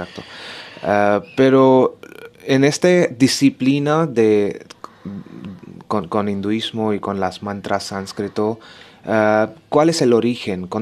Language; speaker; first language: Spanish; non-native, learner; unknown